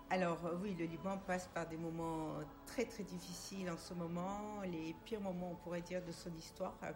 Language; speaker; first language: French; non-native, local second language; Armenian